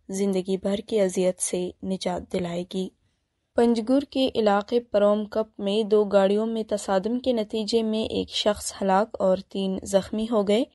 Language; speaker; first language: Urdu; non-native, local second language; Baluchi